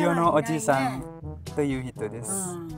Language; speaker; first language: Japanese; non-native, learner; Indonesian